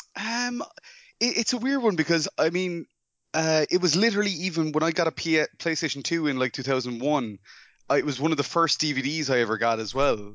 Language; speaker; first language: English; native; English